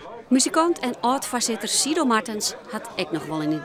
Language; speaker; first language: Dutch; non-native, local second language; Western Frisian